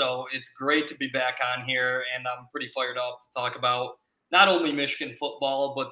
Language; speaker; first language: English; native; English